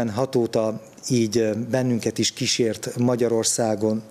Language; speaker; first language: Hungarian; native; Hungarian